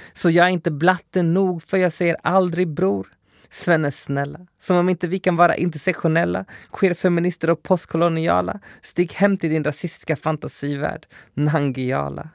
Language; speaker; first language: Swedish; early bilingual, other home language; Spanish